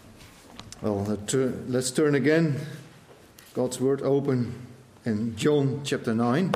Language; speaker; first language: English; non-native, fluent; Dutch